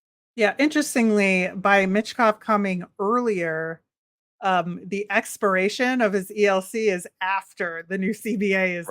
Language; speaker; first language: English; native; English